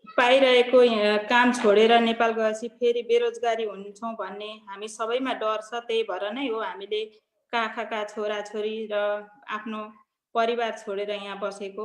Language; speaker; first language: Nepali; native; Nepali